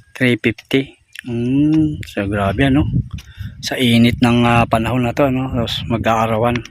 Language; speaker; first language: Filipino; native; Filipino